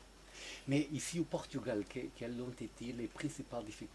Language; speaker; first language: French; non-native, fluent; Portuguese